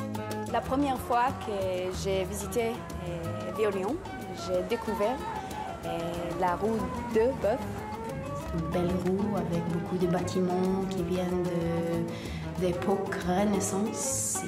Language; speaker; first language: French; non-native, fluent; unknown